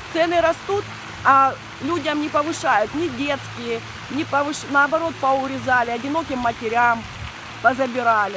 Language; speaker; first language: Russian; native; Russian